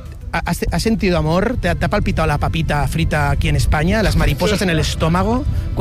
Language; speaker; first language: Spanish; native; Spanish